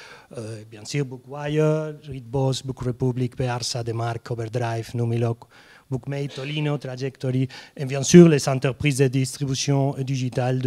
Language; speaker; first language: French; non-native, fluent; Spanish